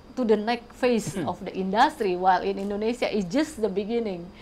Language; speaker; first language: English; non-native, fluent; Indonesian